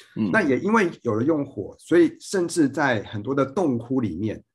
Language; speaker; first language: Chinese; native; Chinese